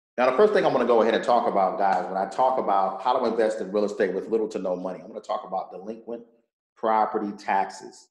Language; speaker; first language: English; native; English